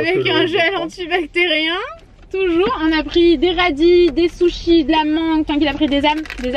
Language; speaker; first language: French; native; French